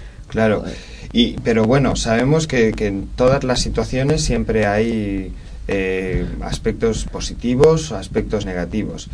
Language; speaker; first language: Spanish; native; Spanish